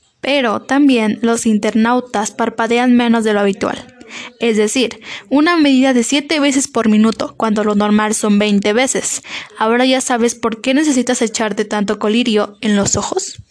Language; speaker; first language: Spanish; native; Spanish